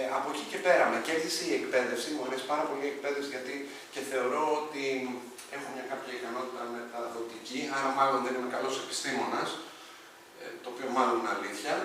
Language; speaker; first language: Greek; early bilingual, other home language; Arabic